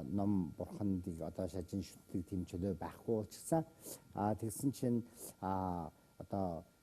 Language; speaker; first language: Mongolian; native; Mongolian